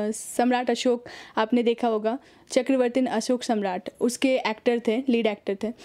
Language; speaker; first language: Hindi; native; Hindi